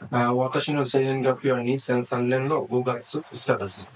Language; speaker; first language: Japanese; non-native, learner; Bangla